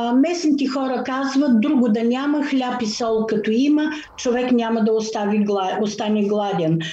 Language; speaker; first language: Bulgarian; native; Bulgarian